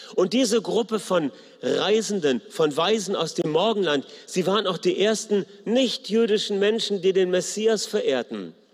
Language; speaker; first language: German; native; German